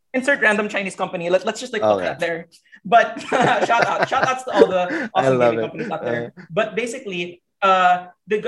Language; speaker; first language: English; non-native, local second language; Hiligaynon